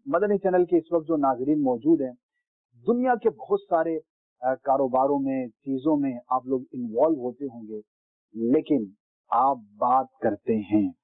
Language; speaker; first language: Urdu; native; Urdu